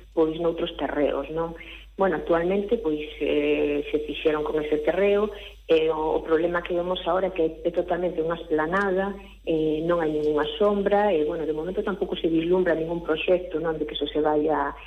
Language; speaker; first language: Galician; native; Galician